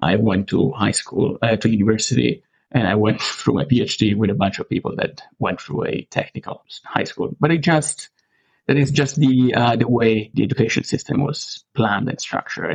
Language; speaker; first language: English; non-native, fluent; Italian